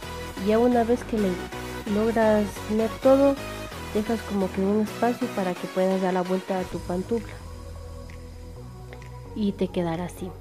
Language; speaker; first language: Spanish; native; Spanish